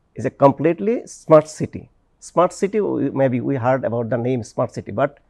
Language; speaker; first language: English; non-native, local second language; Bangla